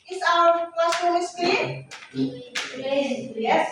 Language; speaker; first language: English; non-native, fluent; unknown